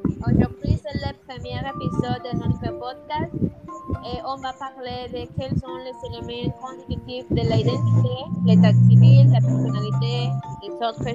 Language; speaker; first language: French; non-native, learner; Spanish